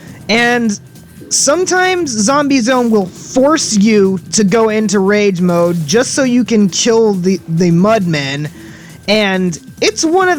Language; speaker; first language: English; native; English